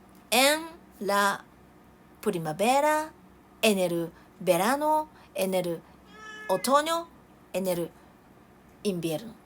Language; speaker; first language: Spanish; non-native, learner; Japanese